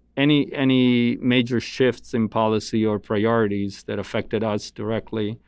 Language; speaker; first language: English; non-native, fluent; Italian